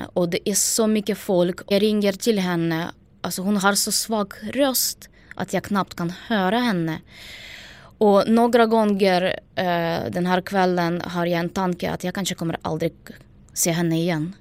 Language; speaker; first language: Swedish; non-native, fluent; Ukrainian